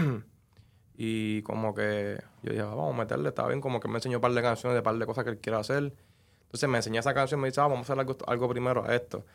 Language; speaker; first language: Spanish; native; Spanish